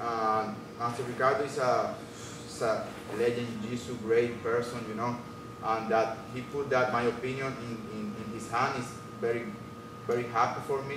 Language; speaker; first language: English; non-native, learner; Spanish